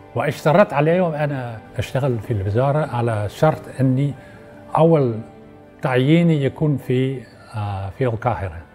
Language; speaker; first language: Arabic; non-native, fluent; Dutch